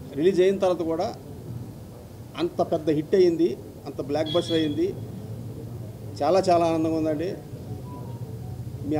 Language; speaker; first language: Telugu; native; Telugu